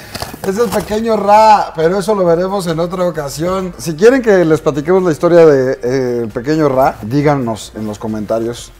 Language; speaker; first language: Spanish; native; Spanish